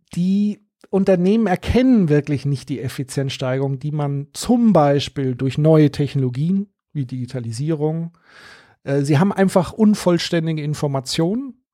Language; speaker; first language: German; native; German